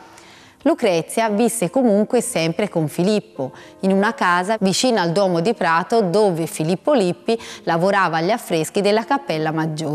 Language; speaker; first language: Italian; native; Italian